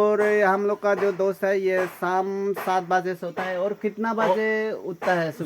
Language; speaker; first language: Hindi; non-native, local second language; Mizo